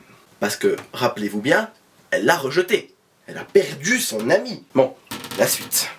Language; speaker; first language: French; native; French